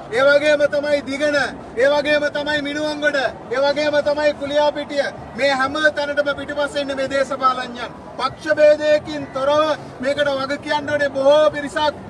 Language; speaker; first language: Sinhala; non-native, local second language; Tamil